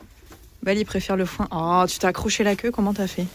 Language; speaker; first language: French; native; French